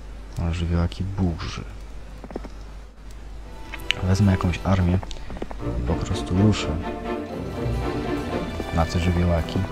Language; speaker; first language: Polish; native; Polish